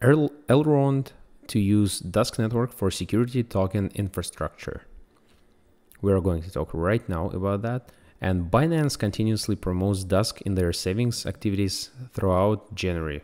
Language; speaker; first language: English; non-native, fluent; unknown